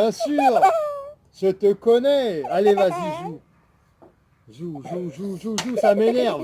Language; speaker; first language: French; native; French